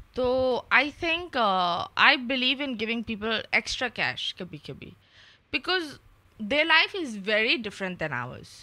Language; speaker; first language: Urdu; non-native, fluent; English